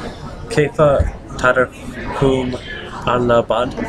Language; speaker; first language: Arabic; non-native, learner; English